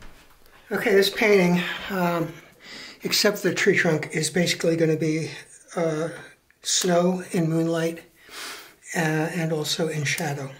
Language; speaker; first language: English; native; English